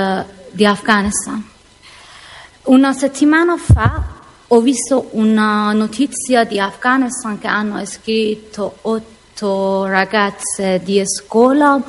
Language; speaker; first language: Italian; non-native, learner; Persian